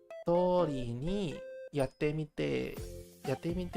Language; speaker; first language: Japanese; non-native, learner; English